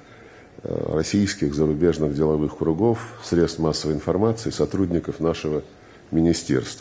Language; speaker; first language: Russian; native; Russian